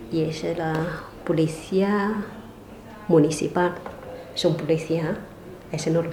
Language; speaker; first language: Spanish; non-native, learner; Chinese